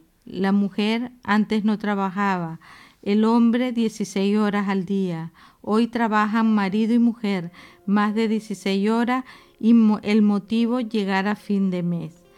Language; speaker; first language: Spanish; native; Spanish